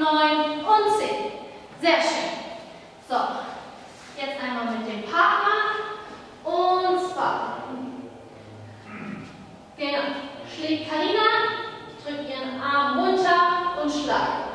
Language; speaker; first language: German; native; German